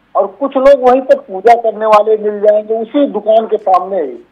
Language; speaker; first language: Hindi; native; Hindi